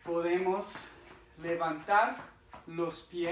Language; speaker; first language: Spanish; non-native, fluent; English